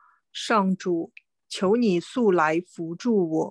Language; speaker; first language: Chinese; native; Chinese